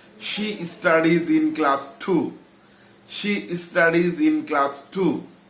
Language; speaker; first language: English; non-native, local second language; Bangla